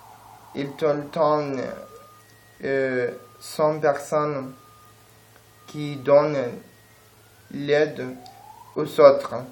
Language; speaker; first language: French; non-native, learner; Spanish